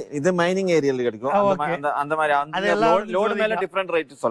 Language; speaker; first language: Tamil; non-native, learner; Malayalam